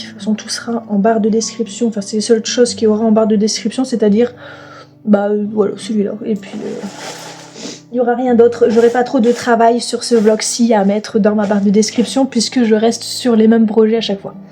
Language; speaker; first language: French; native; French